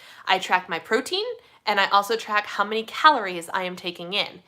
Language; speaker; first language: English; native; English